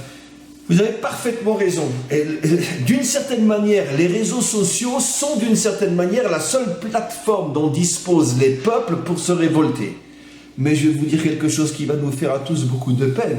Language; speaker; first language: French; native; French